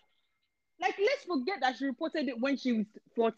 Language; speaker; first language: English; non-native, local second language; Yoruba